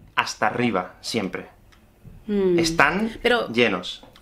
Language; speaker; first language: Spanish; native; Spanish